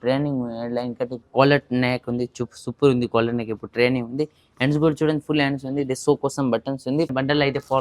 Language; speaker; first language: Telugu; non-native, local second language; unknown